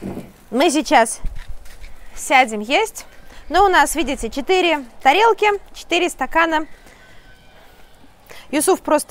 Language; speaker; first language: Russian; native; Russian